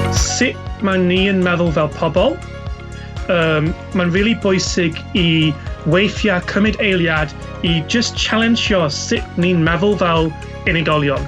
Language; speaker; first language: Welsh; non-native, local second language; English